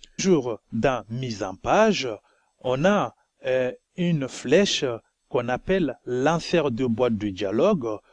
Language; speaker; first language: French; non-native, local second language; Bambara